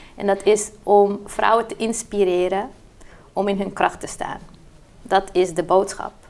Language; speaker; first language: Dutch; non-native, fluent; Portuguese